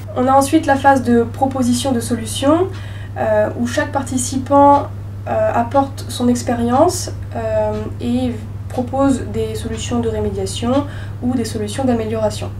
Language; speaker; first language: French; native; French